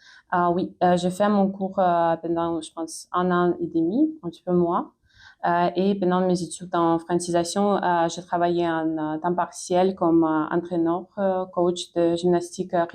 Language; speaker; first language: French; non-native, fluent; Ukrainian